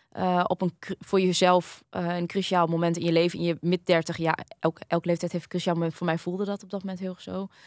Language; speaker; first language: Dutch; early bilingual, other home language; Vietnamese